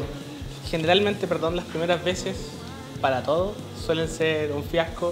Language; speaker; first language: Spanish; native; Spanish